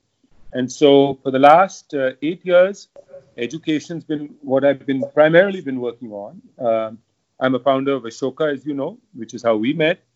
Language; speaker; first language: English; non-native, local second language; Hindi